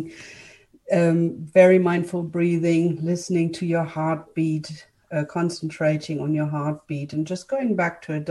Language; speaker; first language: English; non-native, fluent; German